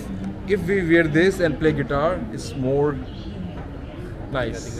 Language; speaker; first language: English; non-native, local second language; Hindi